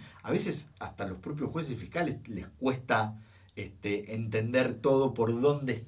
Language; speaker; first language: Spanish; native; Spanish